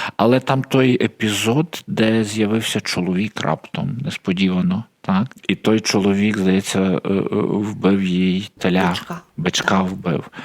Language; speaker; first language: Ukrainian; native; Ukrainian